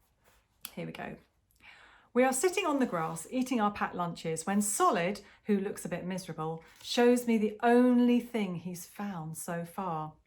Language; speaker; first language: English; native; English